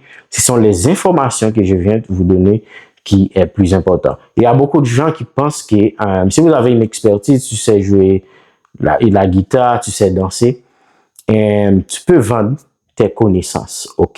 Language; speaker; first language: French; non-native, local second language; Haitian Creole